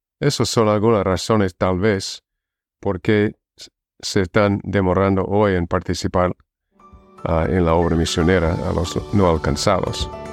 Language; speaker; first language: Spanish; non-native, fluent; English